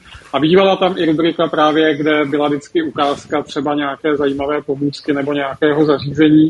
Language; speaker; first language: Czech; native; Czech